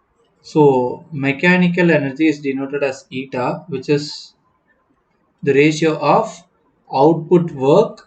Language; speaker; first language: English; non-native, local second language; Tamil